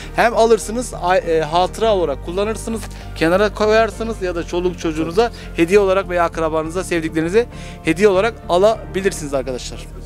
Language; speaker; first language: Turkish; native; Turkish